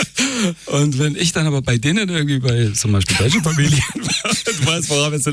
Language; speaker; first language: German; early bilingual, other home language; Persian